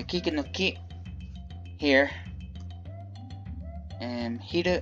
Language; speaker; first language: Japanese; non-native, learner; English